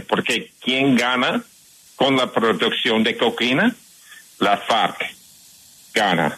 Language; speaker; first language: Spanish; non-native, fluent; English